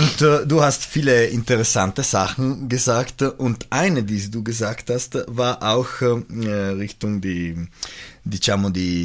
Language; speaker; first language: German; non-native, local second language; Italian